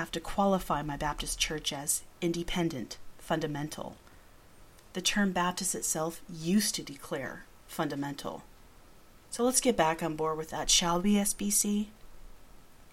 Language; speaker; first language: English; early bilingual, other home language; Spanish